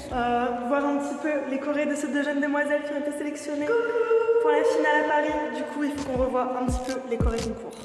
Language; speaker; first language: French; native; French